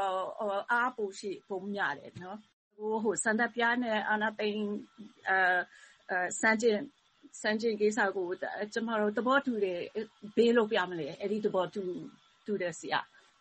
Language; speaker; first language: Burmese; non-native, learner; Thai